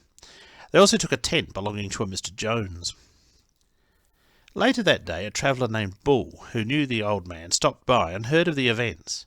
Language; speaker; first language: English; native; English